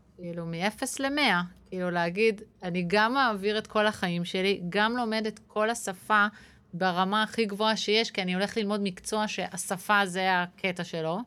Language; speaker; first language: Hebrew; native; Hebrew